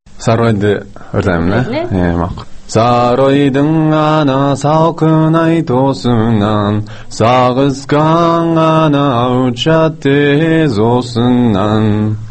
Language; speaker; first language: Kyrgyz; non-native, learner; Japanese